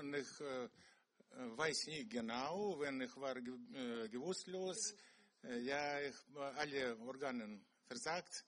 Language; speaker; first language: German; non-native, learner; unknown